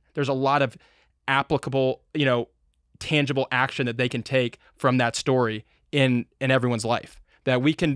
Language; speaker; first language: English; native; English